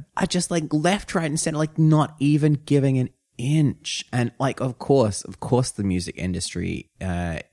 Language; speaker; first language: English; native; English